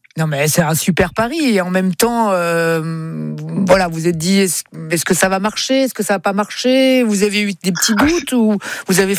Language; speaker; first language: French; native; French